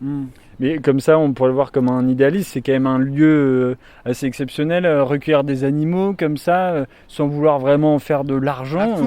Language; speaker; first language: French; native; French